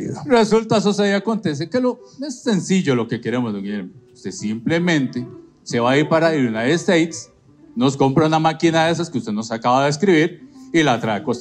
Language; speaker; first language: Spanish; native; Spanish